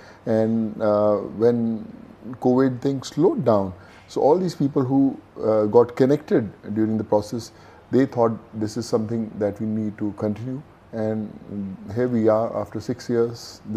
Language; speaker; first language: English; non-native, local second language; Punjabi